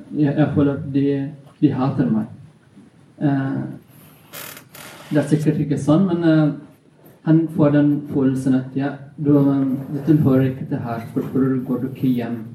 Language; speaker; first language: Norwegian; non-native, fluent; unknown